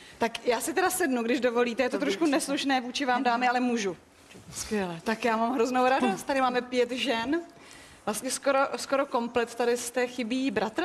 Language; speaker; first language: Czech; native; Czech